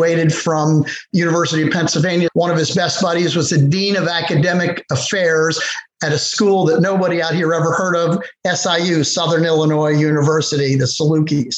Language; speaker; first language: English; native; English